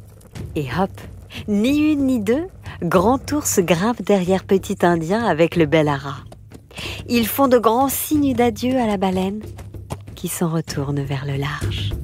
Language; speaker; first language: French; native; French